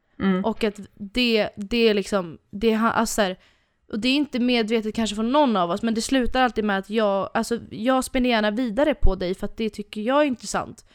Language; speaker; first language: Swedish; native; Swedish